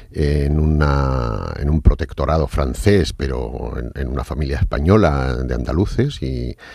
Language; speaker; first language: Spanish; non-native, fluent; Arabic